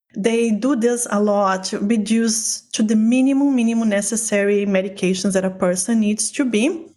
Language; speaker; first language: English; non-native, fluent; Portuguese